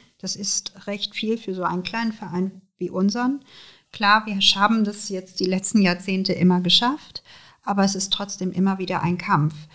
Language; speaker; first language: German; early bilingual, other home language; Serbian